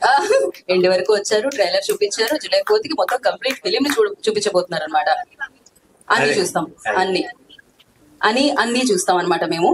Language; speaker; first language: Telugu; native; Telugu